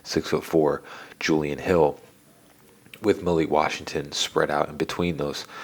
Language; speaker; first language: English; native; English